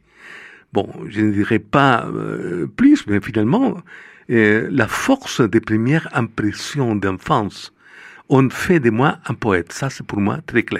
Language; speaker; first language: French; non-native, fluent; Spanish